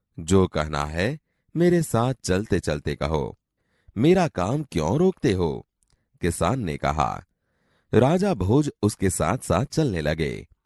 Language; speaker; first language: Hindi; non-native, local second language; Gujarati